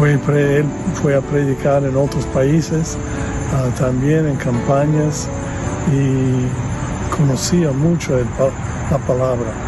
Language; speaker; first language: Spanish; non-native, fluent; English